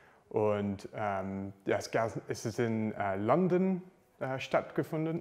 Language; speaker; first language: German; non-native, learner; English